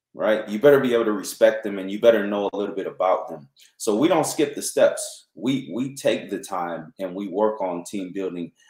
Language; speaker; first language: English; native; English